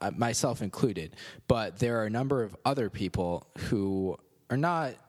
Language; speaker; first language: English; native; English